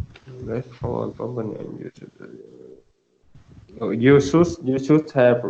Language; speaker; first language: English; non-native, learner; Vietnamese